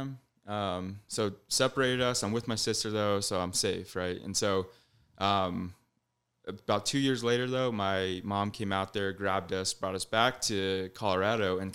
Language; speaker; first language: English; native; English